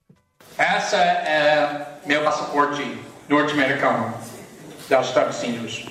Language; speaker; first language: Portuguese; non-native, learner; English